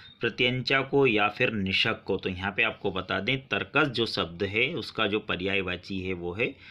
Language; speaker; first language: Hindi; native; Hindi